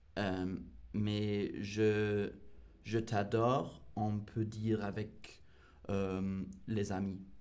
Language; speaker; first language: French; non-native, learner; English